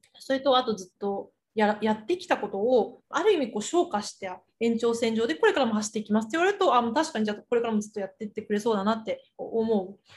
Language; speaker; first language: Japanese; early bilingual, other home language; Chinese